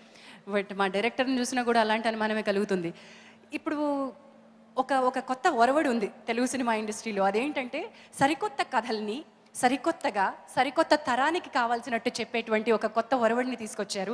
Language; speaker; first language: Telugu; native; Telugu